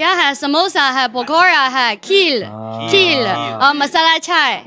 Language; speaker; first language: Hindi; non-native, learner; Chinese